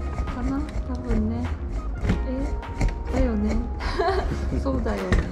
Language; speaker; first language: Japanese; native; Japanese